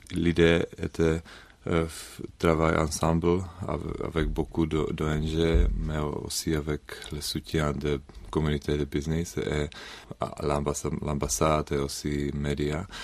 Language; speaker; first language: French; non-native, learner; Czech